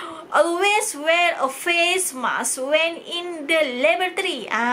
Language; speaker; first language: English; non-native, local second language; Malay